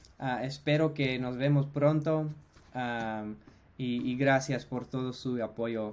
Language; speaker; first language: Spanish; non-native, fluent; English